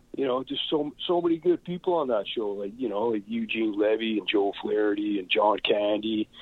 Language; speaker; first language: English; native; English